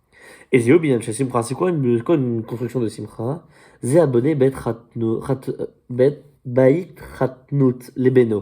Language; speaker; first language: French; native; French